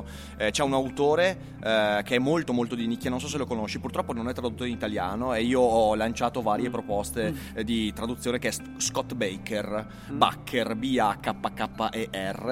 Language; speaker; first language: Italian; native; Italian